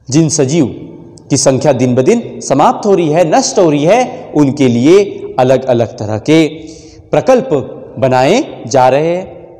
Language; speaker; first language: Hindi; non-native, local second language; Marathi